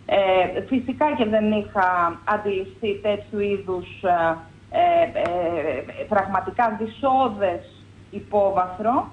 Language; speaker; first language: Greek; native; Greek